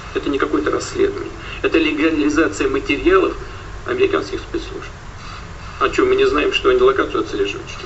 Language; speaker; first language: Russian; native; Russian